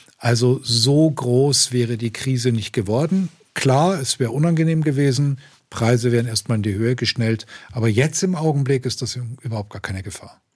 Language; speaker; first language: German; native; German